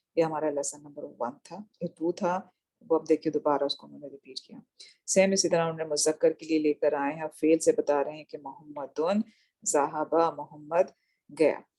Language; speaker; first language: Urdu; native; Urdu